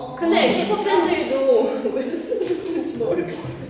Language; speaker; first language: Korean; non-native, learner; Portuguese